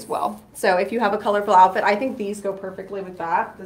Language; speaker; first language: English; native; English